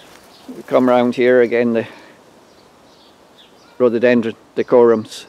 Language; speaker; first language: English; native; English